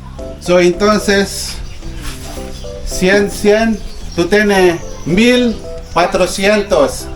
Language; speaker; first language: Spanish; non-native, learner; Filipino